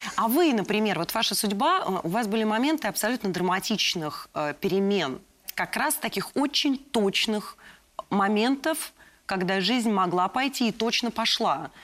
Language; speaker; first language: Russian; native; Russian